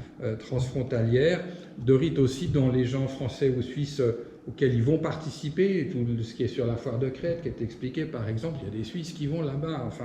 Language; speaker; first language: French; native; French